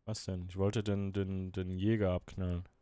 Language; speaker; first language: German; native; German